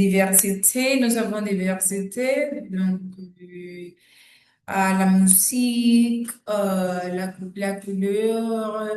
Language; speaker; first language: French; non-native, learner; Spanish